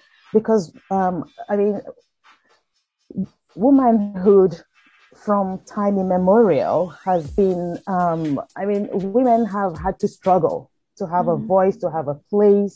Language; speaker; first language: English; non-native, local second language; Yoruba